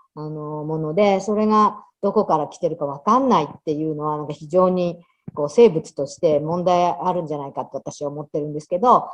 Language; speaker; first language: Japanese; native; Japanese